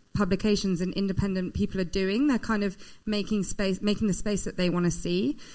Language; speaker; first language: English; native; English